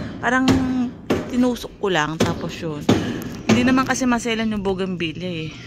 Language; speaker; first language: Filipino; non-native, local second language; Pampanga